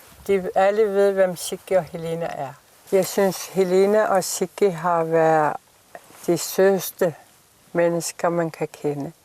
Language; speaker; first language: Danish; non-native, local second language; Kalaallisut